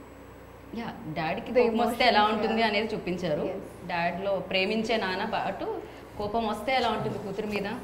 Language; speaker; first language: Telugu; native; Telugu